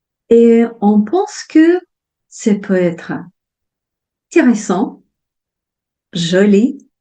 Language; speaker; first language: French; non-native, fluent; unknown